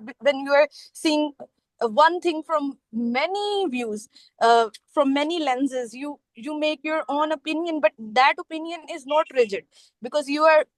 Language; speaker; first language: English; non-native, local second language; Urdu